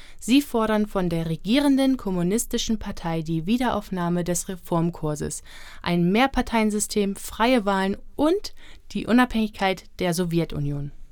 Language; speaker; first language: German; native; German